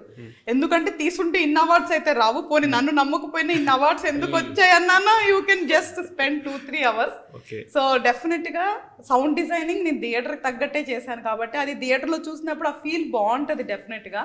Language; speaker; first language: Telugu; native; Telugu